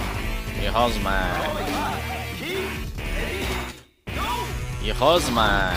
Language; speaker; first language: Chinese; native; Chinese